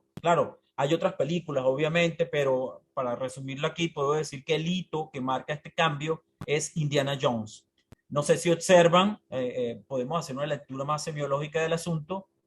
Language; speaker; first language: Spanish; native; Spanish